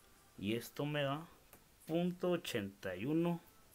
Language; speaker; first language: Spanish; native; Spanish